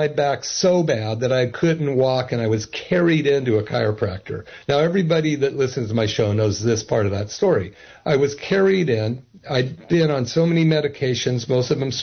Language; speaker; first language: English; native; English